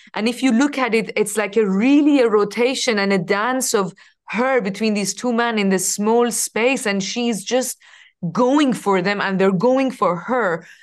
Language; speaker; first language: English; non-native, fluent; Persian